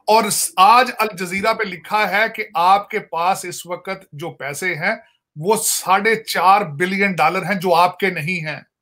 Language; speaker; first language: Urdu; non-native, local second language; Punjabi